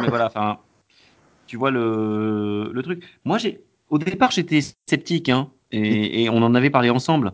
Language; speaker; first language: French; native; French